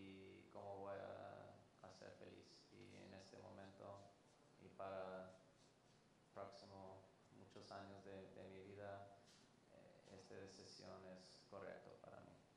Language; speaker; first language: Spanish; non-native, fluent; English